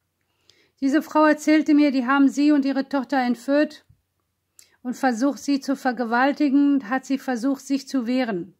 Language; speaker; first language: German; non-native, fluent; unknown